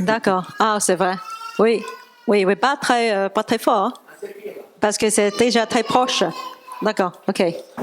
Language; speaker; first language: French; non-native, learner; Cantonese